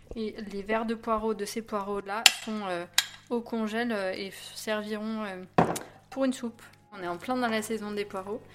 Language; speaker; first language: French; native; French